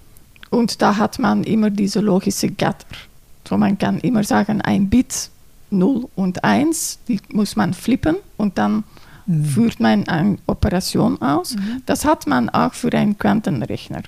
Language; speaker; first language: German; non-native, fluent; Dutch